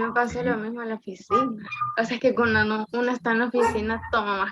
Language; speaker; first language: Spanish; native; Spanish